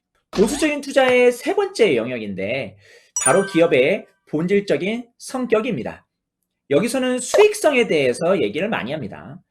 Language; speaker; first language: Korean; native; Korean